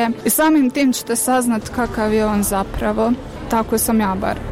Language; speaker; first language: Croatian; native; Croatian